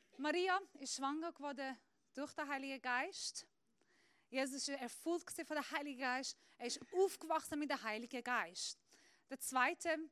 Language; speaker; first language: German; non-native, fluent; Persian